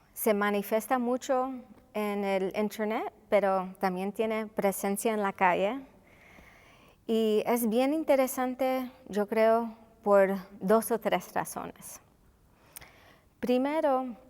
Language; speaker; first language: Spanish; non-native, local second language; English